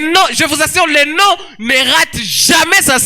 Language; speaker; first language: French; non-native, local second language; Swahili